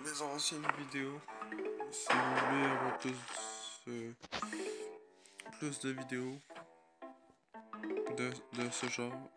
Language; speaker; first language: French; native; French